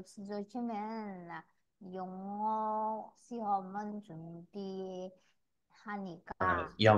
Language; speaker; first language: Korean; non-native, learner; Vietnamese